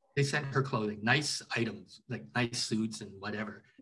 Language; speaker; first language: English; native; English